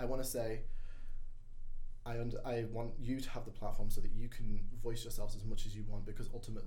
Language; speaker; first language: English; native; English